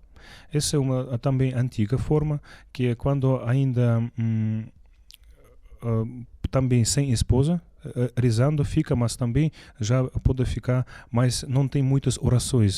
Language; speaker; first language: Portuguese; non-native, learner; Russian